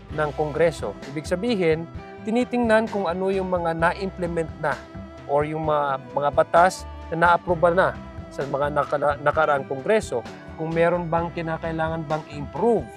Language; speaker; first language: Filipino; non-native, local second language; Maranao